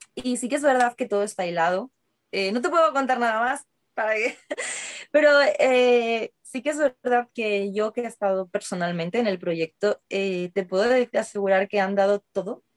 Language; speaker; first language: Spanish; native; Spanish